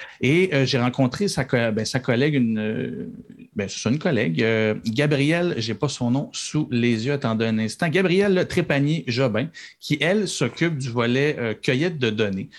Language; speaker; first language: French; native; French